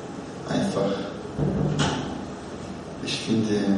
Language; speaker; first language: German; non-native, learner; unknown